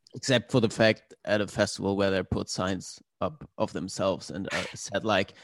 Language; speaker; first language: English; non-native, fluent; German